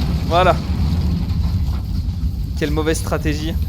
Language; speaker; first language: French; native; French